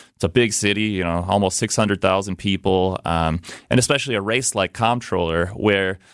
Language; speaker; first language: English; native; English